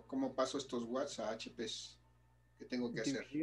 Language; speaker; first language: Spanish; native; Spanish